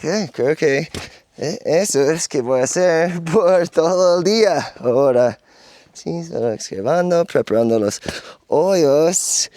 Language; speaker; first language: Spanish; non-native, learner; English